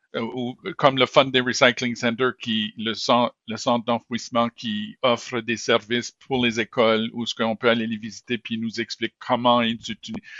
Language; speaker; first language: French; native; French